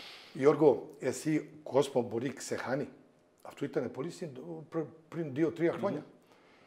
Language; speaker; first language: Greek; non-native, fluent; Serbian